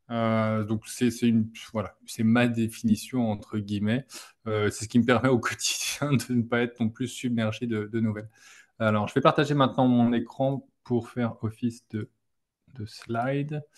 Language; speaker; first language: French; native; French